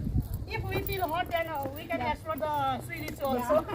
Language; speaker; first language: English; non-native, learner; Filipino